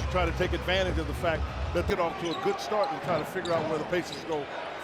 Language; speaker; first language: English; native; English